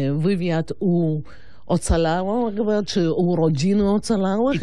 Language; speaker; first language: Polish; non-native, fluent; Lithuanian